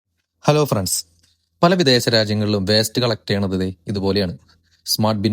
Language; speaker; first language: Malayalam; native; Malayalam